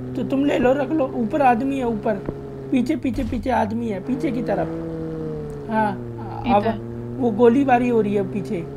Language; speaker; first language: Hindi; native; Hindi